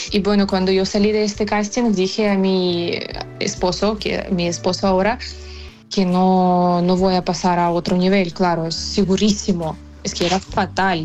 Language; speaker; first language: Spanish; non-native, fluent; Ukrainian